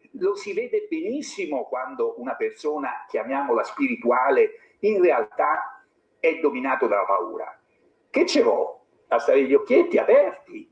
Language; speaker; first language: Italian; native; Italian